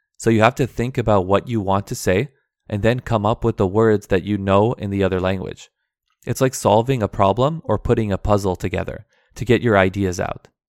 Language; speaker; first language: English; early bilingual, other home language; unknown